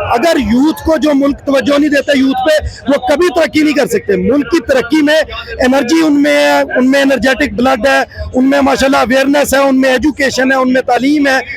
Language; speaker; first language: Urdu; native; Urdu